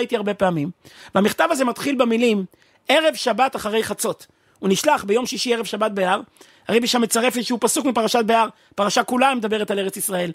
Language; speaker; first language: Hebrew; native; Hebrew